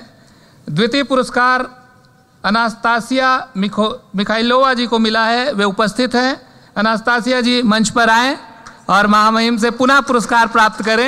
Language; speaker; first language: Hindi; native; Hindi